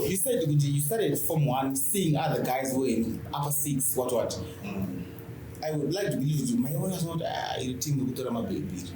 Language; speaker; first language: English; non-native, local second language; Shona